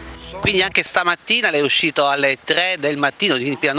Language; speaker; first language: Italian; native; Italian